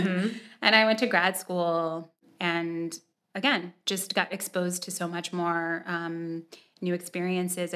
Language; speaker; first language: English; native; English